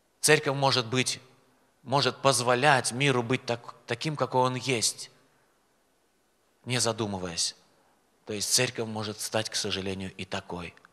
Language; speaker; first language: Russian; native; Russian